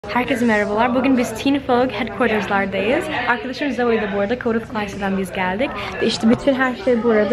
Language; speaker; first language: Turkish; early bilingual, heritage; Turkish